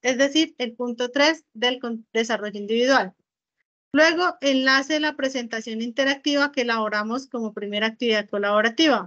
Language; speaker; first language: Spanish; native; Spanish